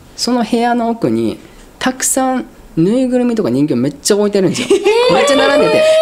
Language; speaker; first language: Japanese; native; Japanese